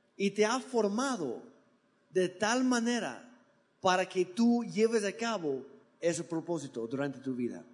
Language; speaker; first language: Spanish; non-native, fluent; English